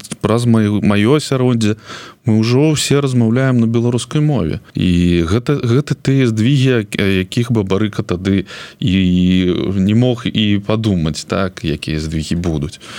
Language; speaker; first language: Belarusian; non-native, local second language; Russian